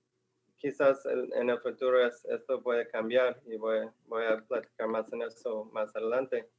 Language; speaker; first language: Spanish; non-native, fluent; English